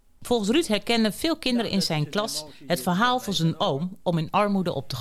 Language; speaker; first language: Dutch; native; Dutch